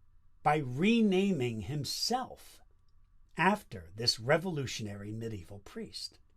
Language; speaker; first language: English; native; English